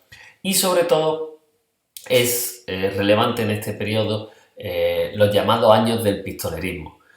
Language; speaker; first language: Spanish; native; Spanish